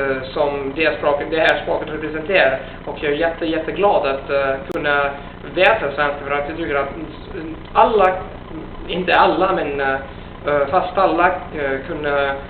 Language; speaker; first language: Swedish; non-native, fluent; Italian